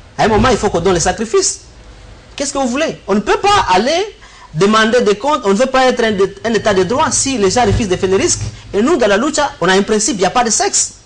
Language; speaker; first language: French; non-native, local second language; Swahili